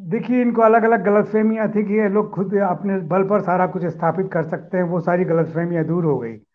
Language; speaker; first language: Hindi; native; Hindi